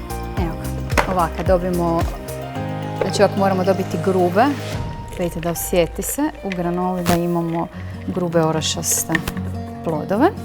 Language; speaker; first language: Croatian; native; Croatian